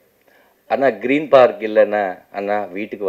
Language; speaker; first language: Tamil; non-native, local second language; Telugu